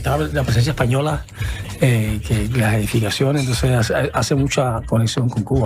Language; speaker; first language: Spanish; native; Spanish